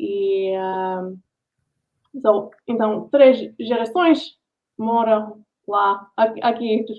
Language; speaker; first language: Portuguese; non-native, learner; English